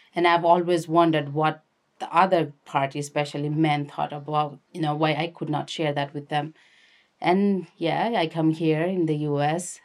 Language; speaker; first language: English; non-native, local second language; Nepali